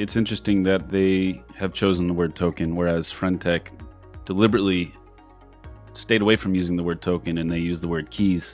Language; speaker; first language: English; native; English